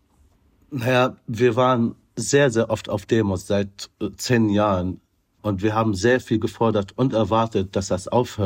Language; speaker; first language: German; non-native, fluent; Arabic